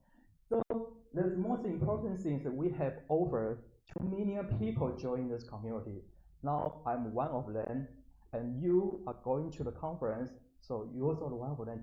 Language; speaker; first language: English; non-native, learner; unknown